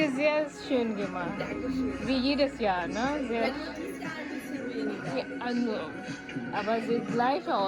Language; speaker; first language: German; non-native, learner; Urdu